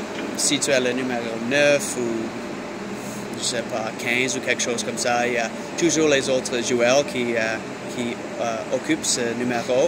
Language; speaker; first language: French; non-native, learner; English